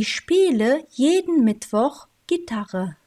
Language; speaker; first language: German; non-native, fluent; Turkish